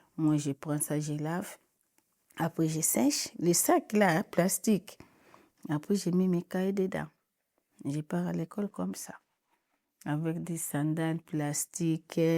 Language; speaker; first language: French; non-native, local second language; Lingala